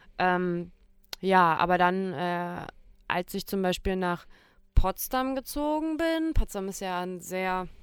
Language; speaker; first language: German; native; German